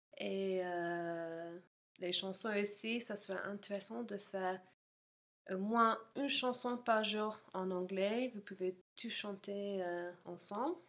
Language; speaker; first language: French; non-native, fluent; English